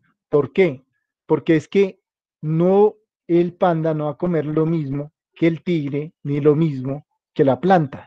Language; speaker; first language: Spanish; native; Spanish